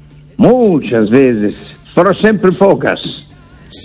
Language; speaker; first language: Spanish; non-native, fluent; Italian